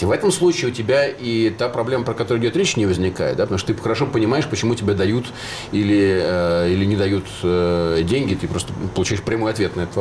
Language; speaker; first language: Russian; native; Russian